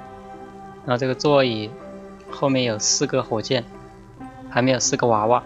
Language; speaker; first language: Chinese; native; Chinese